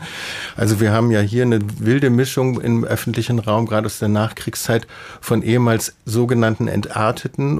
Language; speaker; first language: German; native; German